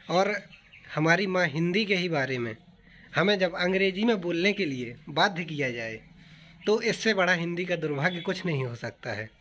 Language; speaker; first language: Hindi; native; Hindi